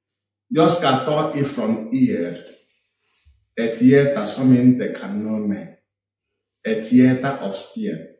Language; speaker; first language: Swedish; non-native, fluent; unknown